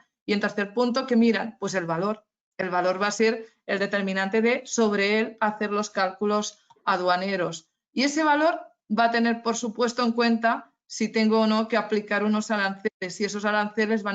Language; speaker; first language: Spanish; native; Spanish